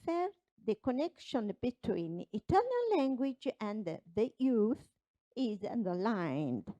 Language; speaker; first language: English; non-native, fluent; Italian